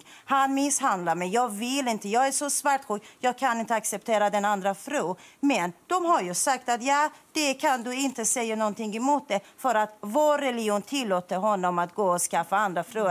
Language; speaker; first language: Swedish; non-native, fluent; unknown